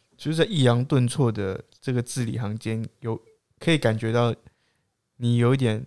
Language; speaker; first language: Chinese; native; Chinese